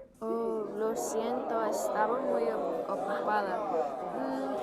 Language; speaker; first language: Spanish; non-native, fluent; English